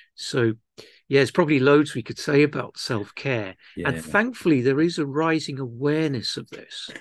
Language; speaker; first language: English; native; English